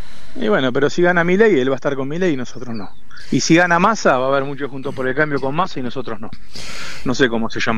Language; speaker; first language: Spanish; native; Spanish